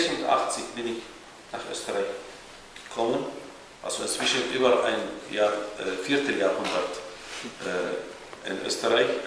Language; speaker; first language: German; non-native, fluent; Arabic